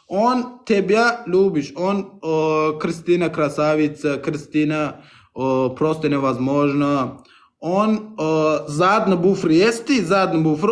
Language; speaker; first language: Russian; non-native, learner; Turkmen